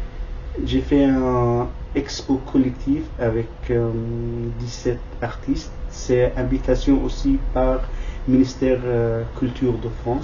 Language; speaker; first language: French; non-native, learner; Kurdish